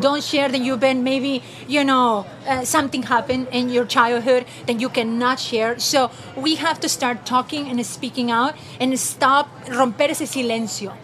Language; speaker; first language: English; non-native, fluent; Spanish